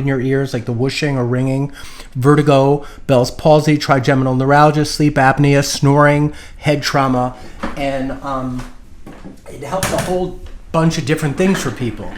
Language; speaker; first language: English; native; English